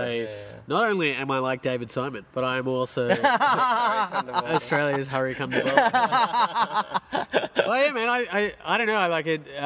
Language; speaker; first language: English; native; English